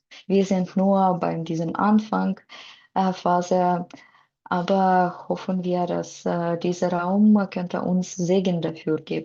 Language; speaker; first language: German; non-native, learner; Russian